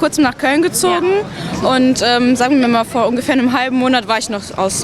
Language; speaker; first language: German; native; German